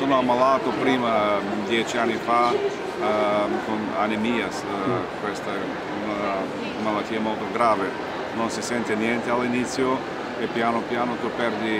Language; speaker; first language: Italian; non-native, learner; Bulgarian